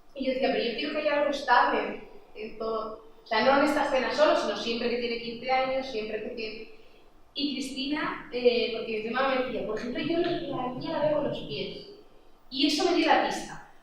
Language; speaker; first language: Spanish; non-native, local second language; Catalan